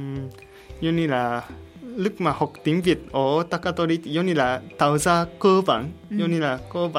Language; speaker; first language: Vietnamese; non-native, learner; Japanese